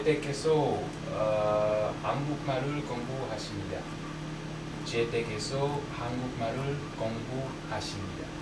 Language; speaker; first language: Korean; non-native, learner; English